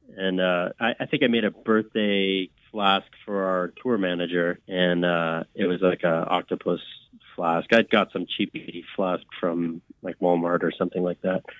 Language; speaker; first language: English; native; English